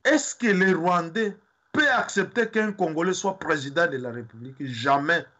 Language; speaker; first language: French; non-native, local second language; Swahili